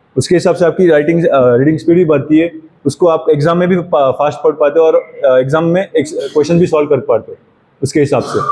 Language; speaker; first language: Hindi; non-native, local second language; Marathi